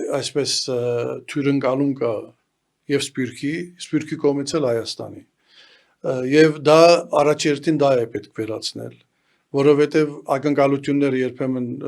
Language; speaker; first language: Armenian; early bilingual, heritage; Armenian